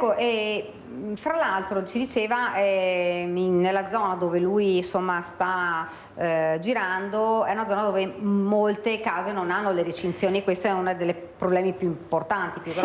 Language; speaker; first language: Italian; native; Italian